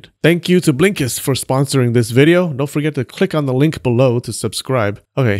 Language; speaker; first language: English; native; English